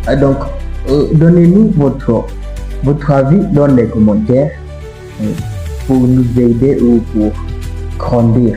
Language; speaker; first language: French; non-native, learner; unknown